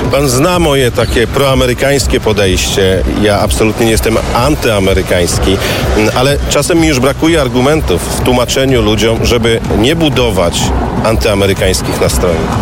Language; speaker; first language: Polish; native; Polish